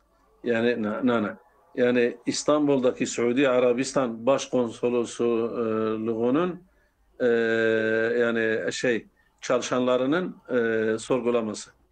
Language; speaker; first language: Turkish; non-native, local second language; Kurdish